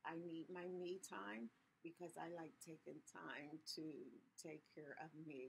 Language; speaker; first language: English; native; English